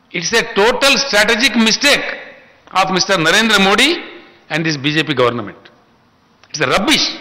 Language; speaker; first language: Hindi; non-native, local second language; Telugu